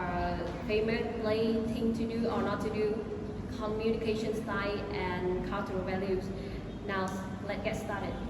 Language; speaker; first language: English; non-native, learner; Vietnamese